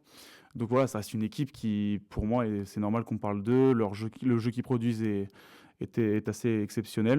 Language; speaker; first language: French; native; French